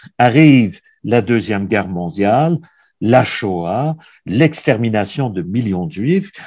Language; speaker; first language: French; native; French